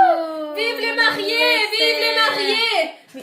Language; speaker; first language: French; native; French